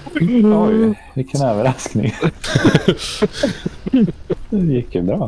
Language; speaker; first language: Swedish; native; Swedish